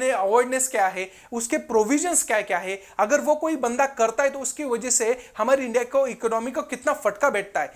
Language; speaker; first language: Hindi; non-native, local second language; Marathi